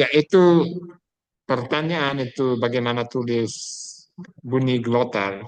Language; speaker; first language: Indonesian; non-native, fluent; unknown